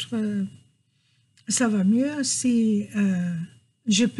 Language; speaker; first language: French; non-native, fluent; English